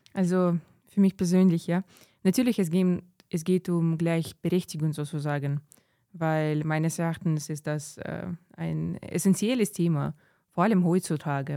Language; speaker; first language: German; non-native, fluent; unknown